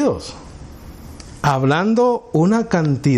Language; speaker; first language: Spanish; native; Spanish